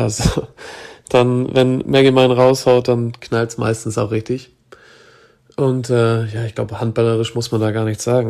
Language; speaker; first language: German; native; German